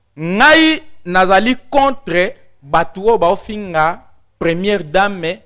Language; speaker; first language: Lingala; native; Lingala